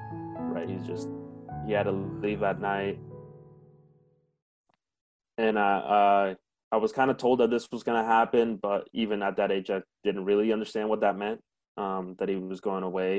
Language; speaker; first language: English; early bilingual, other home language; Spanish